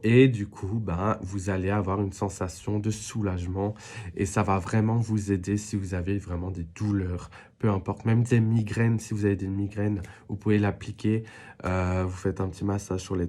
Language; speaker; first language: French; native; French